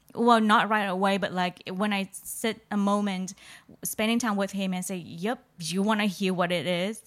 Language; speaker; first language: English; non-native, fluent; Vietnamese